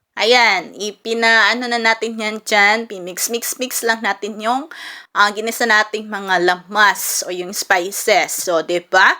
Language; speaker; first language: Filipino; non-native, local second language; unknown